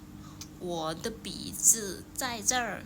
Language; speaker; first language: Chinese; non-native, learner; Thai